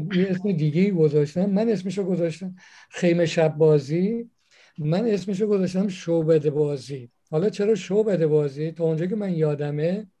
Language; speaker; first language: Persian; native; Persian